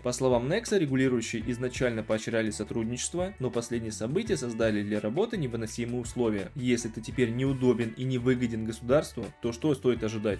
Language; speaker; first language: Russian; native; Russian